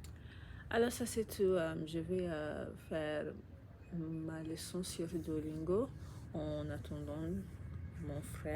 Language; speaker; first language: French; non-native, learner; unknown